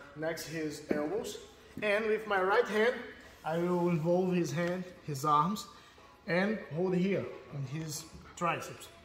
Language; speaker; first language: English; non-native, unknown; Portuguese